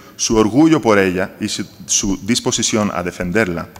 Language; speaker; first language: Spanish; non-native, fluent; Greek